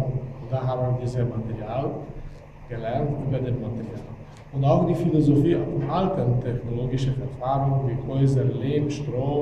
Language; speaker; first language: German; non-native, fluent; Slovenian